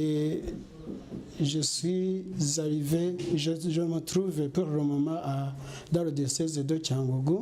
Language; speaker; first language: French; non-native, local second language; Kinyarwanda